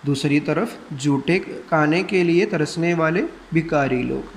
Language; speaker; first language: Urdu; non-native, local second language; Malayalam